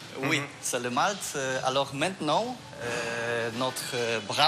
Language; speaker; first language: French; non-native, learner; Polish